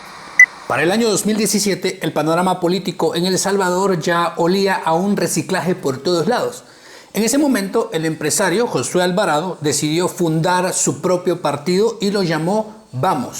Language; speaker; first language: Spanish; native; Spanish